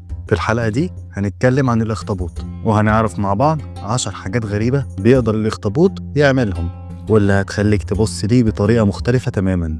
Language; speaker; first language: Arabic; native; Arabic